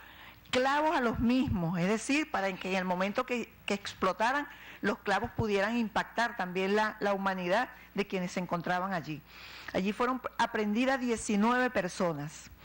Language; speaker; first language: Spanish; native; Spanish